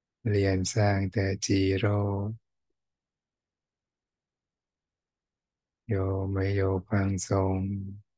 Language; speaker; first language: Chinese; non-native, fluent; Thai